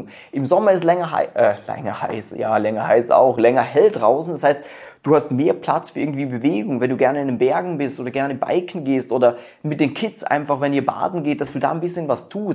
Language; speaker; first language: German; native; German